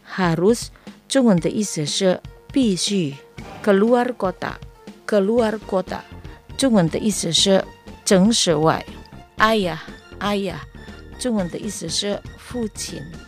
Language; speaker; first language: Chinese; early bilingual, heritage; Chinese